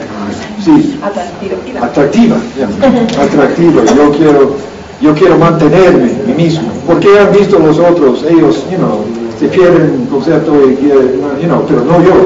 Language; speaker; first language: Spanish; non-native, learner; English